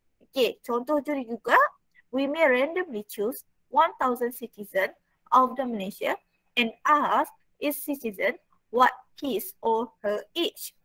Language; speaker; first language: English; non-native, local second language; Malay